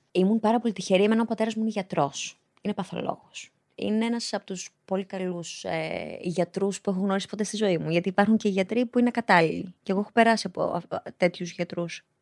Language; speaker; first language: Greek; early bilingual, other home language; Albanian